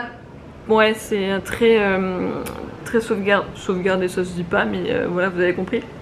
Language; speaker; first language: French; native; French